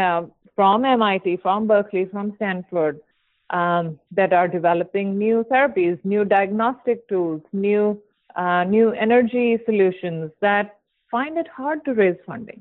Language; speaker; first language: English; non-native, local second language; Hindi